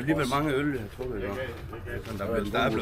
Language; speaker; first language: Danish; native; Danish